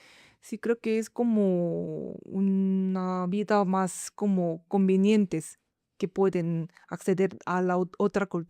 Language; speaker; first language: Spanish; non-native, fluent; Korean